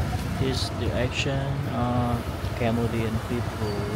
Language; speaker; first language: English; non-native, learner; Khmer